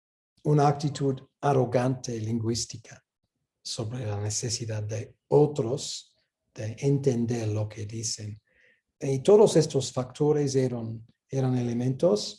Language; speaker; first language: Spanish; non-native, fluent; English